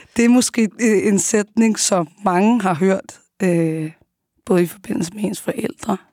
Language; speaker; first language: Danish; early bilingual, other home language; Arabic